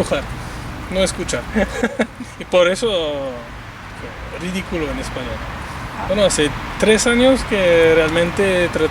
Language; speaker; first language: Spanish; non-native, learner; French